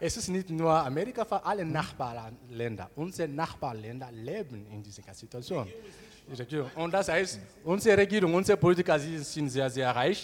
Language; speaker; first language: German; non-native, learner; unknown